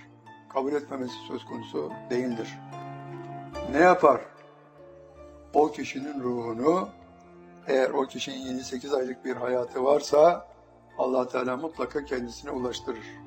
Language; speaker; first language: Turkish; native; Turkish